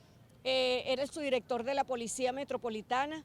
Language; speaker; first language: Spanish; native; Spanish